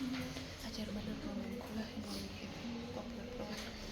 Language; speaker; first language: Spanish; native; Spanish